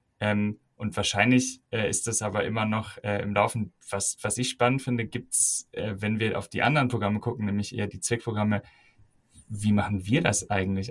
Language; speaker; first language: German; native; German